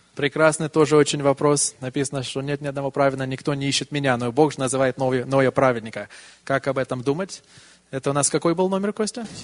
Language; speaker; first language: Russian; early bilingual, heritage; Russian